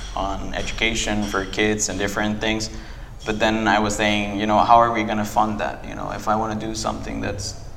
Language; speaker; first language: English; non-native, fluent; Spanish